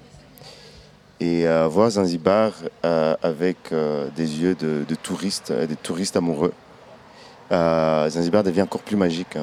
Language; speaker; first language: French; non-native, local second language; Kinyarwanda